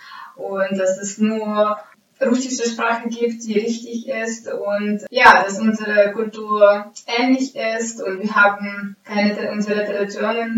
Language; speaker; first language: German; non-native, fluent; Ukrainian